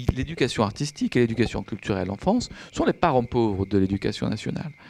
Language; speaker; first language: French; native; French